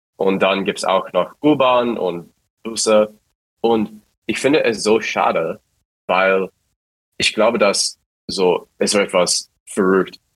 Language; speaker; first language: German; non-native, fluent; English